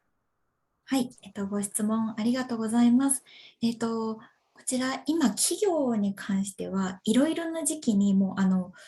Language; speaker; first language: Japanese; native; Japanese